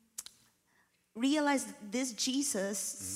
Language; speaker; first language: English; non-native, local second language; Filipino